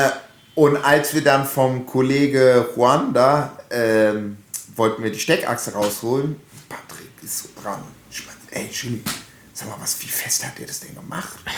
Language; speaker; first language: German; native; German